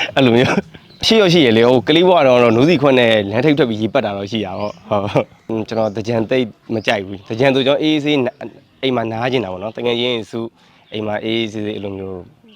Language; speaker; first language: Burmese; native; Burmese